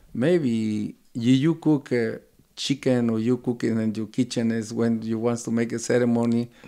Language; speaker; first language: English; non-native, learner; Spanish